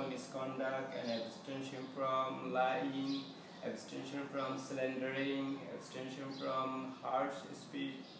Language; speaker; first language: English; non-native, fluent; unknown